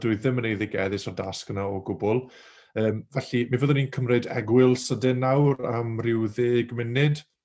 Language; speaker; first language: Welsh; native; Welsh